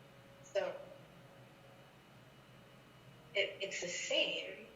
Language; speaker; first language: English; native; English